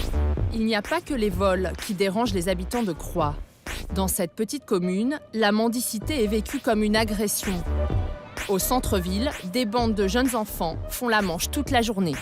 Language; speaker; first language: French; native; French